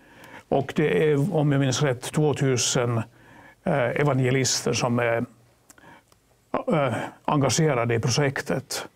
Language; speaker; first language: Swedish; non-native, fluent; Finnish